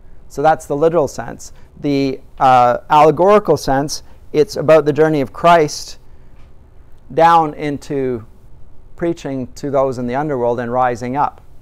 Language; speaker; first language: English; native; English